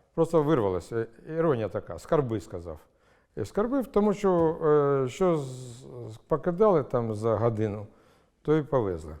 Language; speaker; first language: Ukrainian; non-native, local second language; Russian